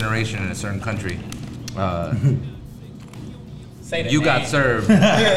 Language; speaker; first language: English; early bilingual, other home language; Spanish